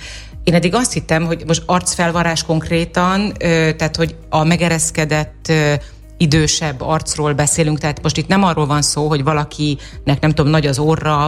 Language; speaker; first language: Hungarian; native; Hungarian